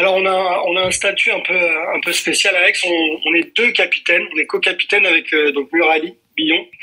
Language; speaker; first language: French; native; French